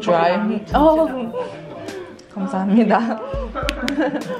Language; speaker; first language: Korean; early bilingual, heritage; Korean